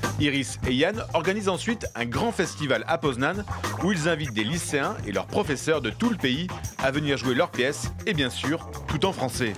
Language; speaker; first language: French; native; French